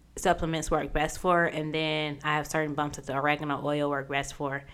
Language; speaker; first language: English; native; English